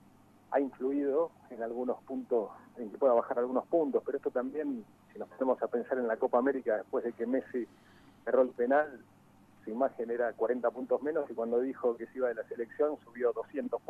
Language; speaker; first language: Spanish; native; Spanish